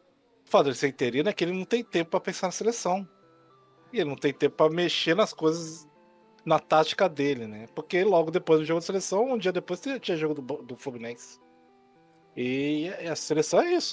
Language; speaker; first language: Portuguese; native; Portuguese